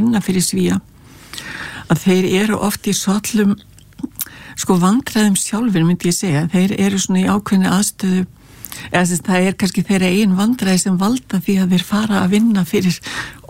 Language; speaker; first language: Icelandic; native; Icelandic